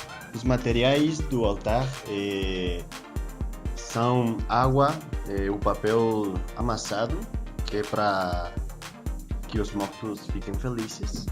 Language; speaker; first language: Portuguese; non-native, learner; Spanish